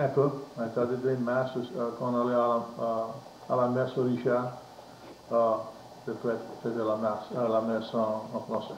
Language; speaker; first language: French; native; French